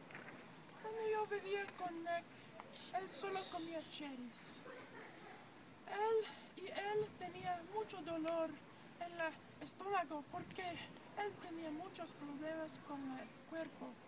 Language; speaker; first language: Spanish; non-native, learner; English